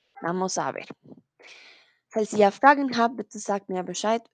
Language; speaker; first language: German; non-native, learner; Spanish